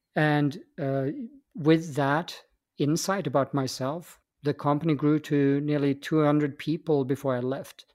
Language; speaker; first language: English; non-native, fluent; Swedish